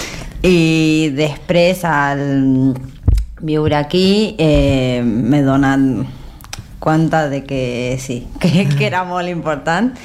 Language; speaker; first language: Catalan; non-native, learner; Spanish